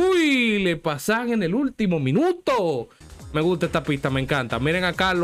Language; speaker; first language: Spanish; native; Spanish